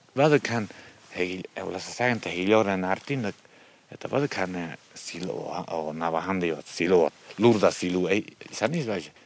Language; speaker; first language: Basque; native; Basque